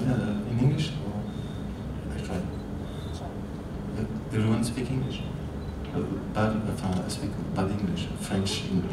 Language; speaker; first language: English; non-native, learner; French